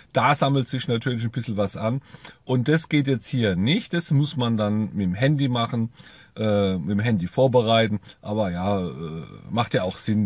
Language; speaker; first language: German; native; German